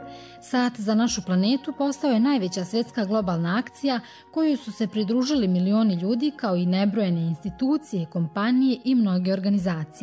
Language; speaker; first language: Serbian; native; Serbian